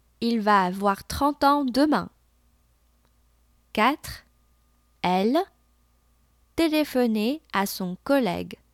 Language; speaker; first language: French; non-native, fluent; Chinese